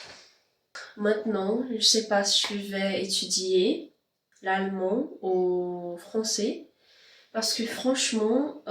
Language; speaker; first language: French; non-native, learner; Spanish